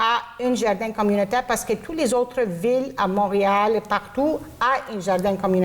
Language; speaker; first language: French; non-native, local second language; Greek